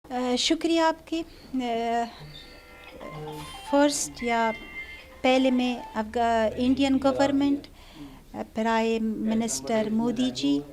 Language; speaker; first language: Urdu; non-native, learner; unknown